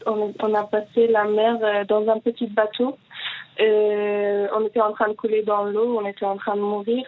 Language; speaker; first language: French; non-native, fluent; Persian